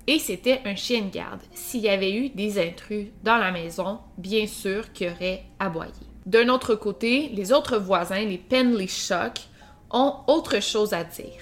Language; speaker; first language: French; native; French